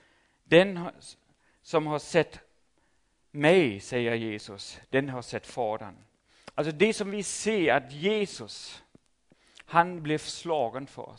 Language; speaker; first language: Swedish; non-native, fluent; German